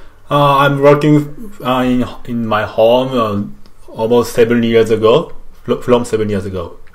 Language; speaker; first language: English; non-native, learner; Japanese